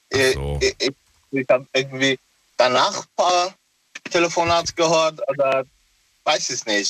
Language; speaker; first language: German; non-native, local second language; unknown